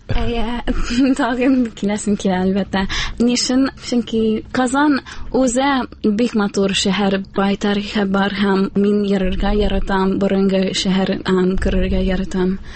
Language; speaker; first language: Tatar; non-native, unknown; Spanish